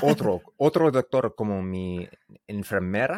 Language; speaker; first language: Spanish; non-native, learner; English